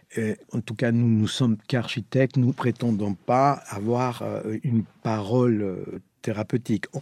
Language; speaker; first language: French; non-native, fluent; Spanish